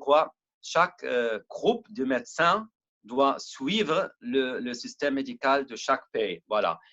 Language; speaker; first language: French; non-native, learner; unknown